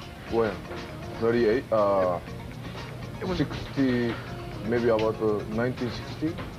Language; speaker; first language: English; non-native, learner; Japanese